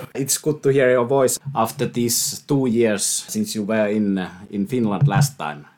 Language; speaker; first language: English; non-native, fluent; Finnish